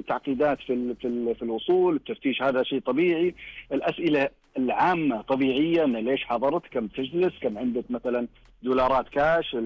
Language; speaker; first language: Arabic; native; Arabic